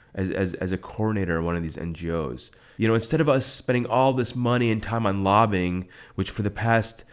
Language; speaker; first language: English; native; English